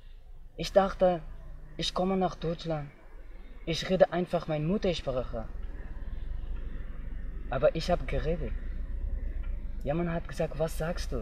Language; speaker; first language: German; non-native, learner; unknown